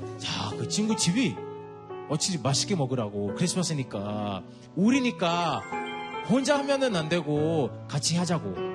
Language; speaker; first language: Korean; non-native, fluent; English